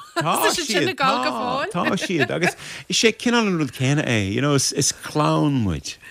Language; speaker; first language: Irish; native; Irish